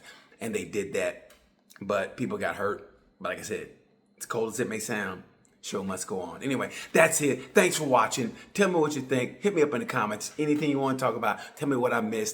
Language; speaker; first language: English; native; English